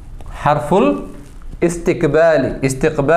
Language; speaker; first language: Arabic; non-native, fluent; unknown